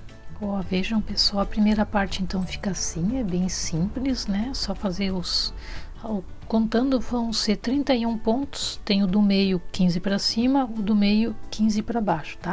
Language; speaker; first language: Portuguese; native; Portuguese